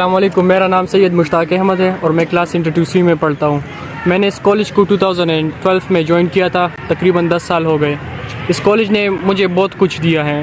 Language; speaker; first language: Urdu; non-native, local second language; Pashto